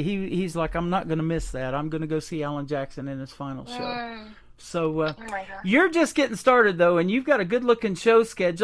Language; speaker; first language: English; native; English